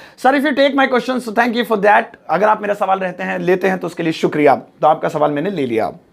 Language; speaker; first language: Hindi; native; Hindi